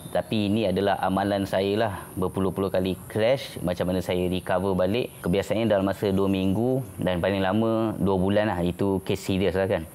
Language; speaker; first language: Malay; native; Malay